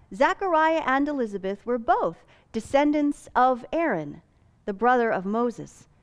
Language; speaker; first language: English; native; English